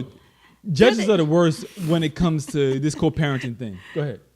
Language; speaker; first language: English; native; English